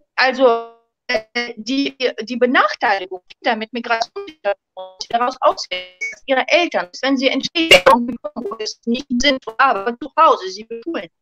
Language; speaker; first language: German; non-native, fluent; Russian